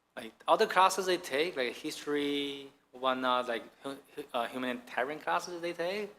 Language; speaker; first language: English; non-native, fluent; Chinese